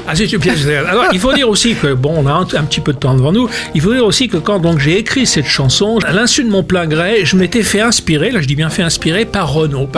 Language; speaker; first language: French; native; French